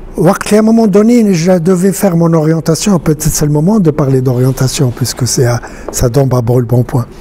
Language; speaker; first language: French; non-native, local second language; Arabic